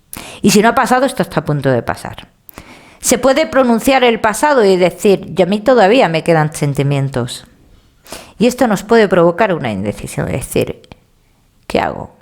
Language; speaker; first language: Spanish; native; Spanish